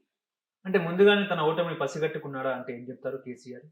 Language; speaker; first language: Telugu; native; Telugu